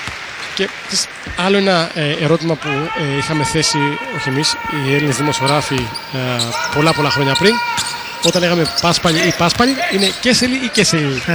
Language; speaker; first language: Greek; native; Greek